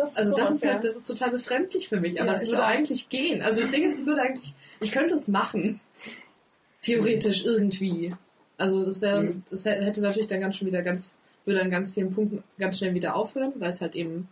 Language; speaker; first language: German; native; German